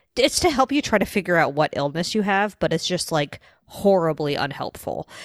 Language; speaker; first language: English; native; English